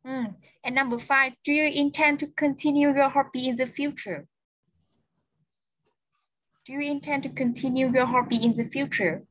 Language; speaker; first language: English; non-native, fluent; Vietnamese